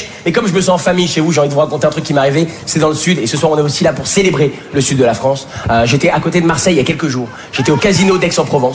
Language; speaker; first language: French; native; French